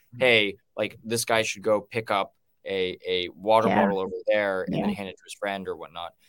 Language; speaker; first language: English; native; English